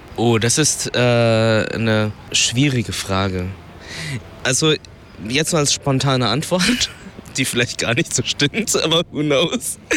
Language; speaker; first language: German; early bilingual, other home language; Vietnamese